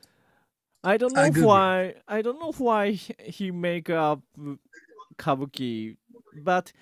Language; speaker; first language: English; non-native, learner; Japanese